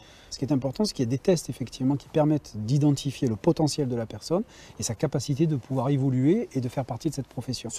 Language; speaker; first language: French; native; French